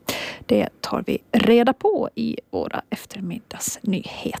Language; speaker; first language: Swedish; native; Swedish